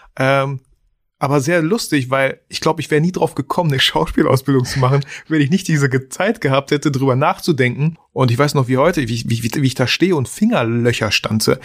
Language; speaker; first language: German; early bilingual, other home language; Russian